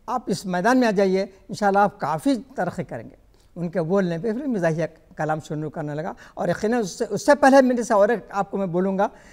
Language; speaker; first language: Urdu; native; Urdu